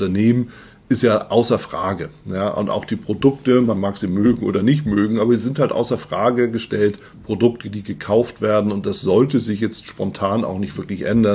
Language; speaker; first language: German; native; German